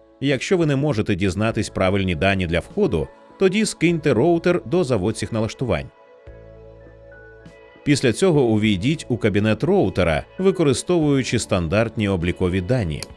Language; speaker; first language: Ukrainian; native; Ukrainian